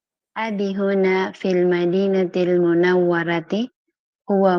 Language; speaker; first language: Arabic; non-native, learner; Filipino